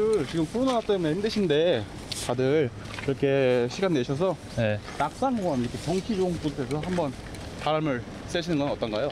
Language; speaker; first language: Korean; native; Korean